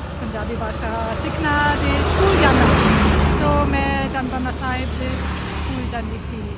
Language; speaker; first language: Punjabi; non-native, learner; German